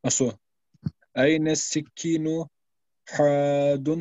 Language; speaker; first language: Arabic; non-native, learner; German